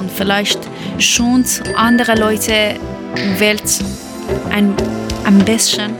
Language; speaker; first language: German; non-native, learner; Persian